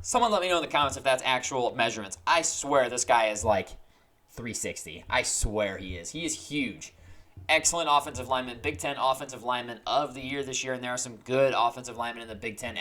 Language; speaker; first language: English; native; English